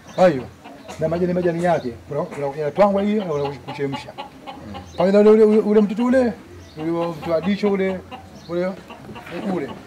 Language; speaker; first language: Swahili; native; Swahili